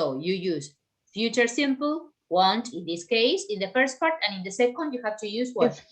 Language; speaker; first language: English; non-native, fluent; Spanish